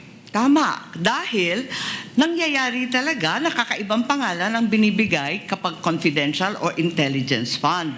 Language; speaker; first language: Filipino; native; Filipino